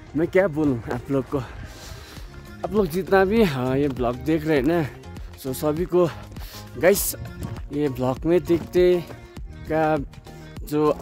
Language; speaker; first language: Hindi; non-native, local second language; Nepali